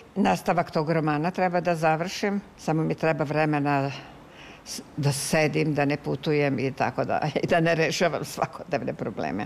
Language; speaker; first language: Serbian; non-native, local second language; Hungarian